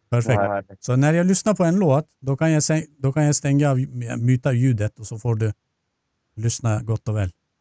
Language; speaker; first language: Swedish; non-native, fluent; Turkish